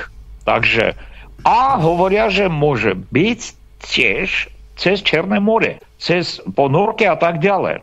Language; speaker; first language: Slovak; non-native, fluent; Armenian